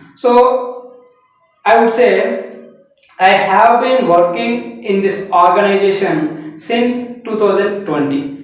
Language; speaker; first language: English; non-native, local second language; Telugu